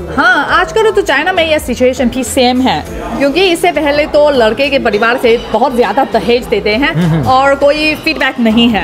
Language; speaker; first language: Hindi; non-native, fluent; Chinese